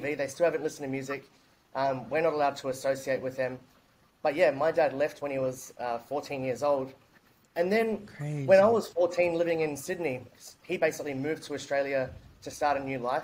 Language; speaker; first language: English; native; English